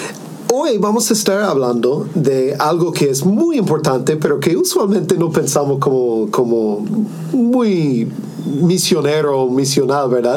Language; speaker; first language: Spanish; non-native, fluent; English